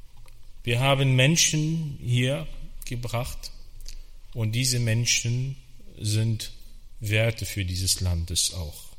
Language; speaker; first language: German; non-native, fluent; Arabic